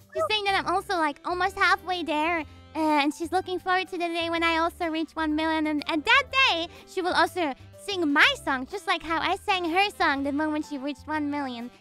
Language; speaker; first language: English; non-native, fluent; German